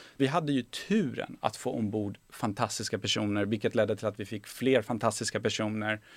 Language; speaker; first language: Swedish; early bilingual, other home language; Persian